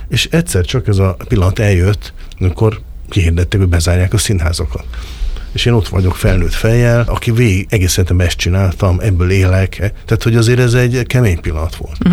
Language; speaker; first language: Hungarian; native; Hungarian